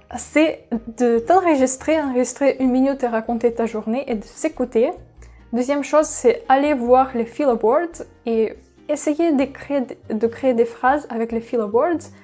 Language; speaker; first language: French; non-native, fluent; Russian